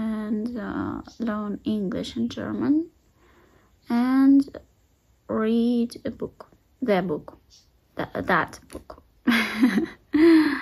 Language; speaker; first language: English; non-native, learner; Russian